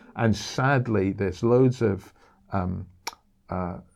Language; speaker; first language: English; native; English